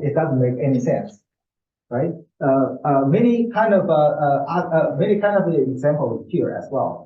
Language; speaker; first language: English; non-native, fluent; Chinese